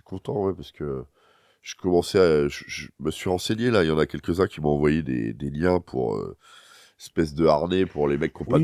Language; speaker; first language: French; native; French